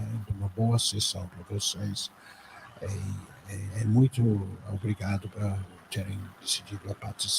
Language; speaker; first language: Portuguese; non-native, fluent; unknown